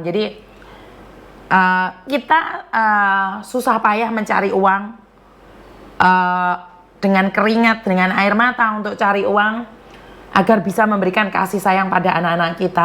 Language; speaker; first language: Indonesian; non-native, local second language; Javanese